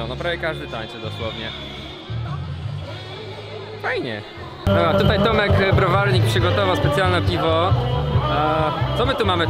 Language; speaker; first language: Polish; native; Polish